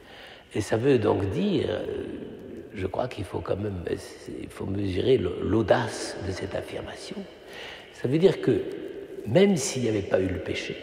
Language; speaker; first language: French; native; French